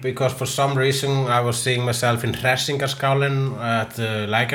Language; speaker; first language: English; non-native, fluent; Icelandic